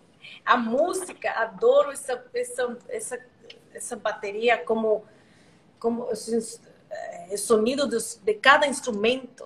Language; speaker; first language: Portuguese; non-native, learner; Spanish